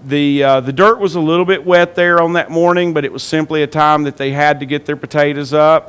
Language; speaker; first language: English; native; English